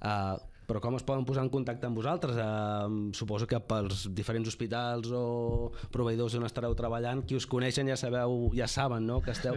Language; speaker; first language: Catalan; native; Catalan